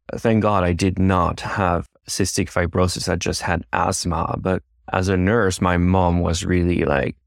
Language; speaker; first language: English; non-native, fluent; French